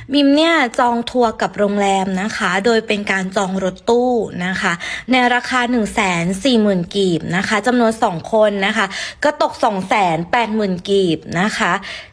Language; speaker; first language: Thai; native; Thai